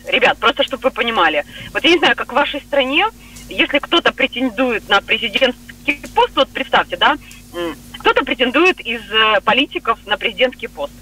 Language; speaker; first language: Russian; native; Russian